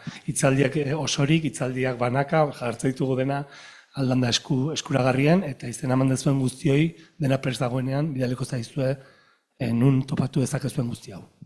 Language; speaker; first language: Basque; native; Basque